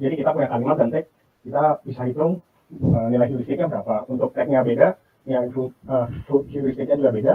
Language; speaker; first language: Indonesian; native; Indonesian